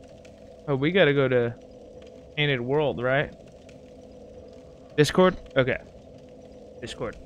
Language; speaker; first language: English; native; English